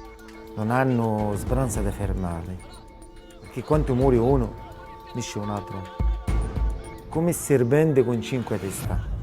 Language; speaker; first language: Italian; non-native, learner; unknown